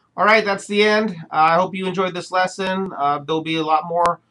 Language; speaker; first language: English; native; English